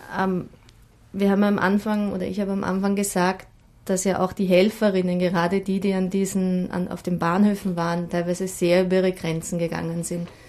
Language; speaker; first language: German; native; German